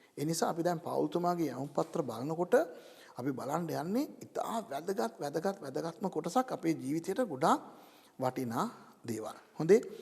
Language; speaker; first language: Sinhala; non-native, local second language; Tamil